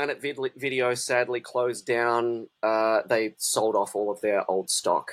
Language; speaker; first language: English; native; English